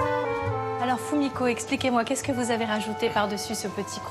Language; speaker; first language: French; native; French